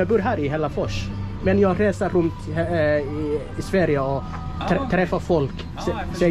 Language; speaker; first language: Swedish; non-native, learner; Somali